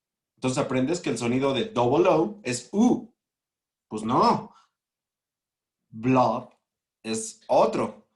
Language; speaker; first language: Spanish; native; Spanish